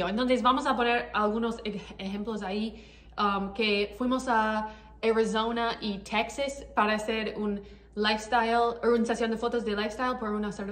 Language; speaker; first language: Spanish; non-native, learner; English